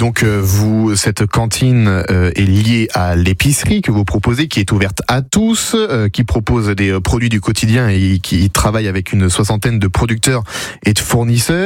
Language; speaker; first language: French; native; French